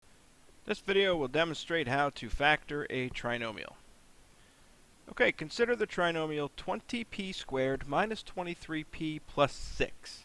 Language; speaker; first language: English; native; English